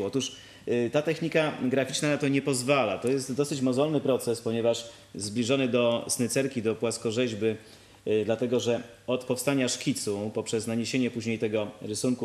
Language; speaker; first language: Polish; native; Polish